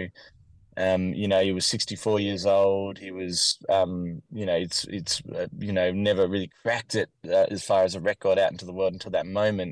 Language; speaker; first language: English; native; English